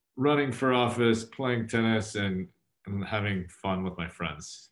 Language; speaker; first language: English; native; English